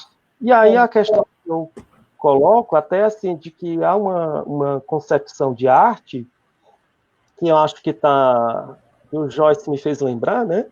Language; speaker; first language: Portuguese; native; Portuguese